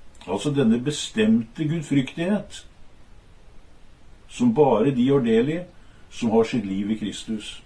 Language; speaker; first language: Norwegian; native; Norwegian